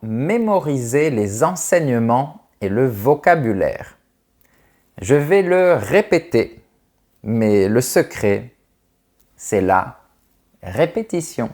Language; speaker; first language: French; native; French